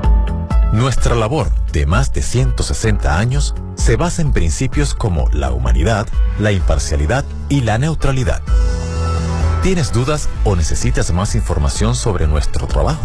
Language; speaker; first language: Spanish; native; Spanish